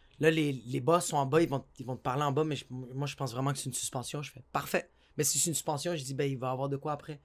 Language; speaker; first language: French; native; French